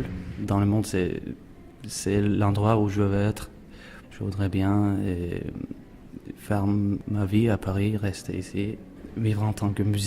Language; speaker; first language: French; non-native, fluent; Turkish